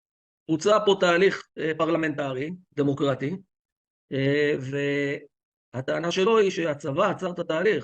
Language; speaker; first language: Hebrew; native; Hebrew